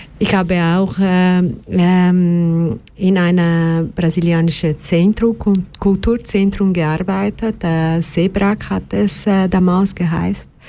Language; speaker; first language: German; non-native, fluent; Portuguese